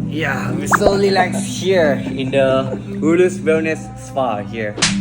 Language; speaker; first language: English; non-native, learner; Thai